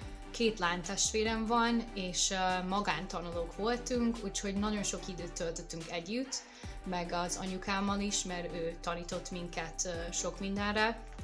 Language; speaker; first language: Hungarian; non-native, fluent; English